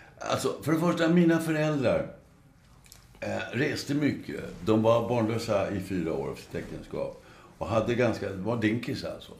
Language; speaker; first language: Swedish; native; Swedish